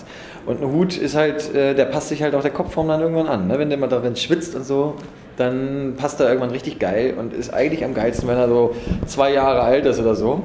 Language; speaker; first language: German; native; German